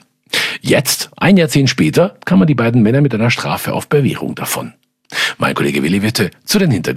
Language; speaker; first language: German; native; German